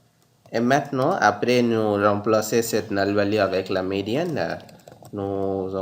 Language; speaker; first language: French; non-native, learner; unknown